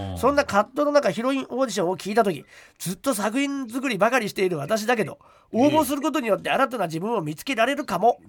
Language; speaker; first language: Japanese; native; Japanese